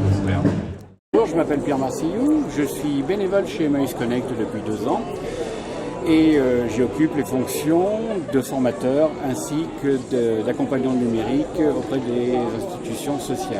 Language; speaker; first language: French; native; French